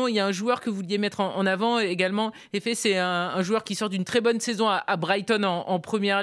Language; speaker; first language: French; native; French